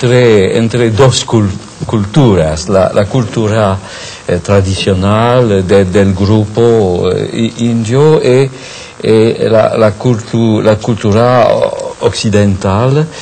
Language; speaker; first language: Spanish; non-native, fluent; French